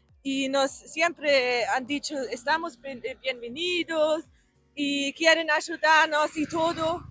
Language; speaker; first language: Spanish; non-native, learner; German